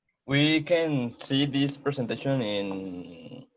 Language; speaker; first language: English; non-native, learner; Spanish